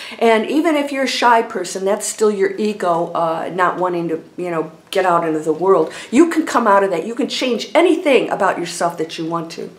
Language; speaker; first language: English; native; English